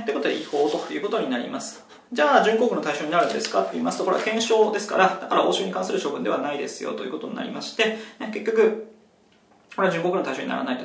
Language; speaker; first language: Japanese; native; Japanese